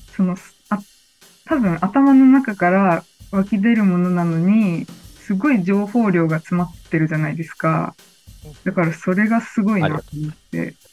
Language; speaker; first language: Japanese; native; Japanese